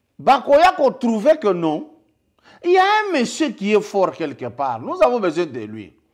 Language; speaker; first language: French; non-native, local second language; Lingala